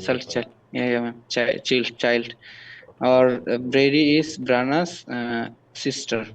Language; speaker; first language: English; non-native, learner; Bangla